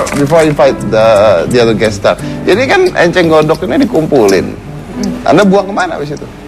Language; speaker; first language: Indonesian; native; Indonesian